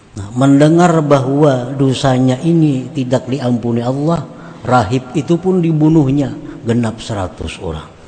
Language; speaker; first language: Indonesian; non-native, local second language; Banjar